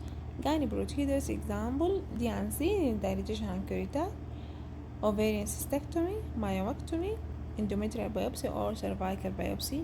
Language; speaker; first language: English; non-native, local second language; Arabic